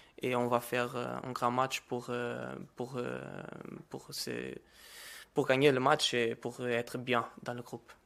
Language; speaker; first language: French; non-native, learner; Portuguese